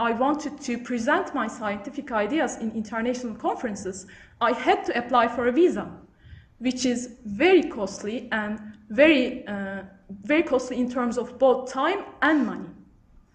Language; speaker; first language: English; non-native, fluent; Turkish